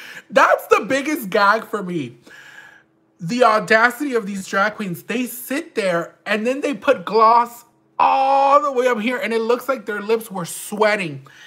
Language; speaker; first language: English; early bilingual, other home language; Spanish